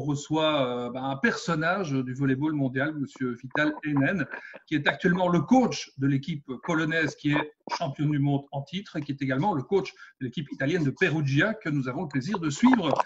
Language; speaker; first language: French; native; French